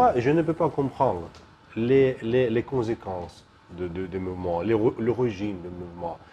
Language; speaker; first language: French; non-native, learner; Ukrainian